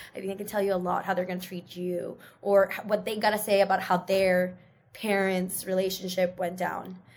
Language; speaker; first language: English; early bilingual, other home language; Spanish